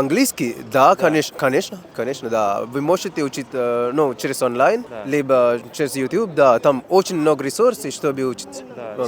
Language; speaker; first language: Russian; non-native, learner; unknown